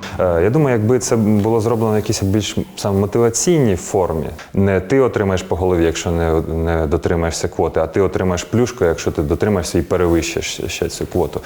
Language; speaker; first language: Ukrainian; non-native, local second language; Russian